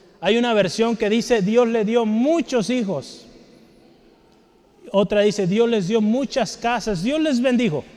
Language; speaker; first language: Spanish; native; Spanish